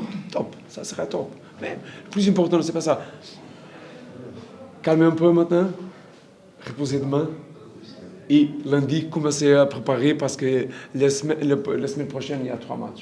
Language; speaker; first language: French; non-native, learner; Portuguese